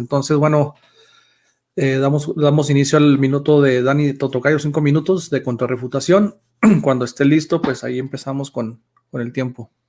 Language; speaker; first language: Spanish; native; Spanish